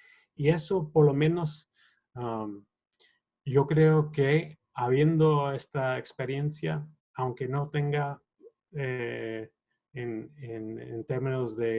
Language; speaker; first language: Spanish; non-native, fluent; English